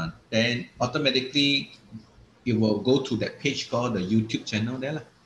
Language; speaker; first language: English; non-native, local second language; Malay